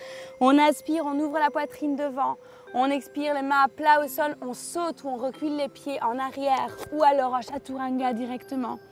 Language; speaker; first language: French; native; French